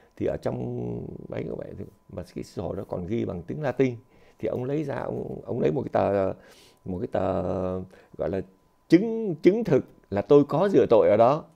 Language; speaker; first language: Vietnamese; native; Vietnamese